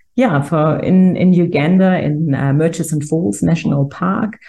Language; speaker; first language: English; non-native, fluent; German